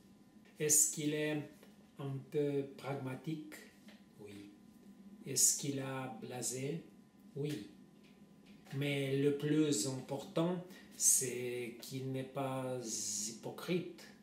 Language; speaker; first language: French; non-native, fluent; Russian